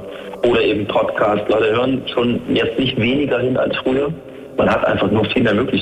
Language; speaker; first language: German; native; German